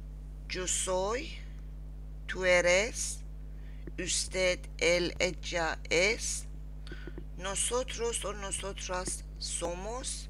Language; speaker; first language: Spanish; non-native, learner; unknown